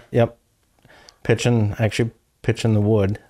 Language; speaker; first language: English; native; English